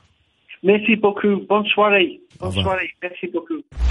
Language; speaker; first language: French; non-native, learner; English